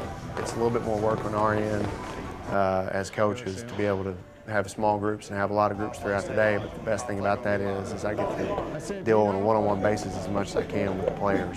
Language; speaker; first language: English; native; English